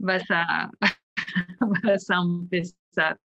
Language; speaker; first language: Spanish; non-native, fluent; French